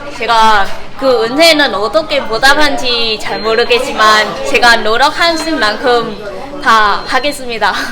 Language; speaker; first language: Korean; non-native, fluent; Vietnamese